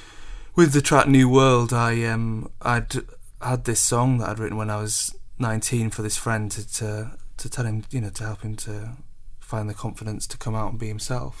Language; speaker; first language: English; native; English